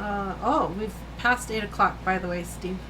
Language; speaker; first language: English; native; English